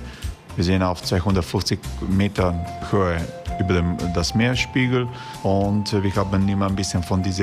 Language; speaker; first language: German; non-native, fluent; Croatian